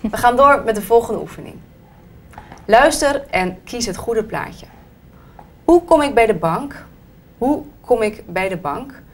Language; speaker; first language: Dutch; native; Dutch